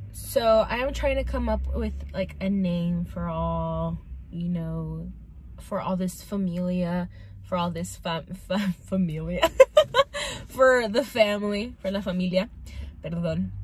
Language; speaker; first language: English; early bilingual, other home language; Spanish